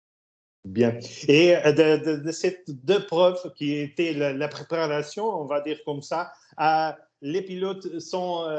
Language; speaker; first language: French; non-native, learner; Portuguese